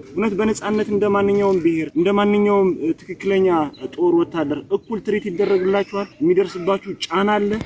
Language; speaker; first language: Amharic; native; Amharic